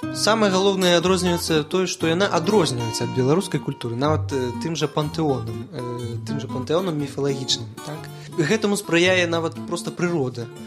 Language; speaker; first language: Belarusian; non-native, local second language; Russian